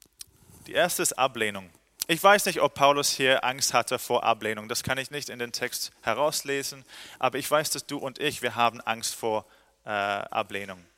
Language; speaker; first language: German; non-native, fluent; English